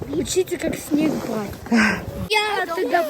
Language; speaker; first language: Russian; early bilingual, heritage; Russian